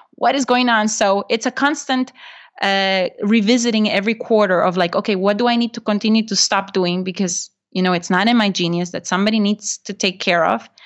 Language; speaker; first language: English; non-native, fluent; Spanish